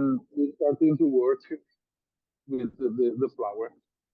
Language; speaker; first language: English; non-native, learner; Italian